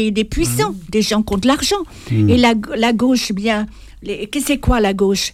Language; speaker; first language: French; non-native, fluent; Spanish